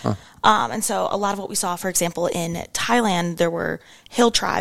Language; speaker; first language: English; native; English